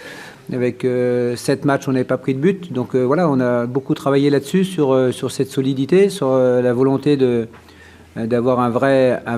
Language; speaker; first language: French; native; French